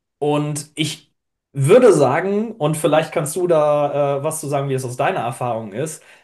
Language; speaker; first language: German; native; German